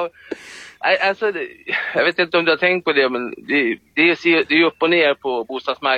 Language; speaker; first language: Swedish; native; Swedish